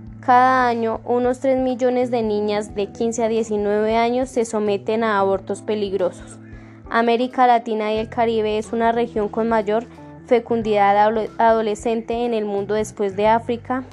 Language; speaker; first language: Spanish; native; Spanish